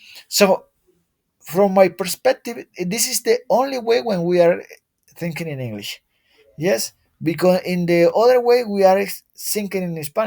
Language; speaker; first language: English; non-native, learner; Spanish